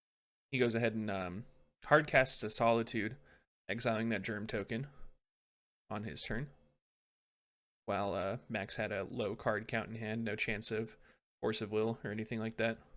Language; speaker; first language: English; native; English